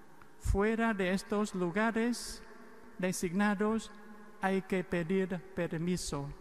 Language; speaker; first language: Spanish; non-native, fluent; Vietnamese